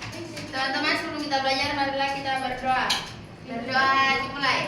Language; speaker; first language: Indonesian; native; Indonesian